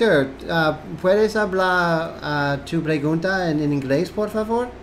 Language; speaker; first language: Spanish; non-native, learner; English